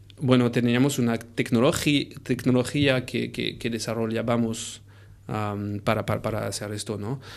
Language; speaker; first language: Spanish; non-native, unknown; French